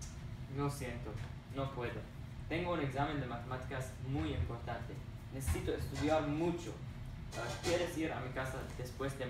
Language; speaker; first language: Spanish; non-native, learner; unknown